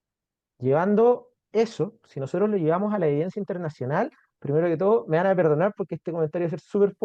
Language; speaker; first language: Spanish; native; Spanish